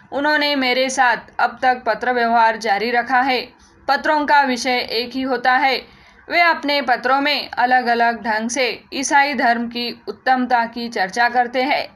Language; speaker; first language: Hindi; non-native, local second language; Marathi